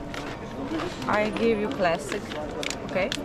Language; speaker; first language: English; non-native, learner; Ukrainian